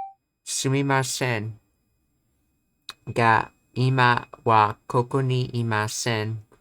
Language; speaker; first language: Japanese; non-native, learner; English